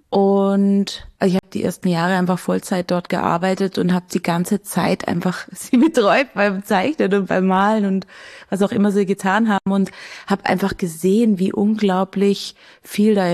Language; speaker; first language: German; native; German